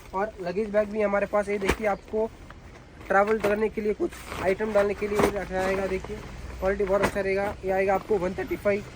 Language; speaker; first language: Hindi; non-native, local second language; Kannada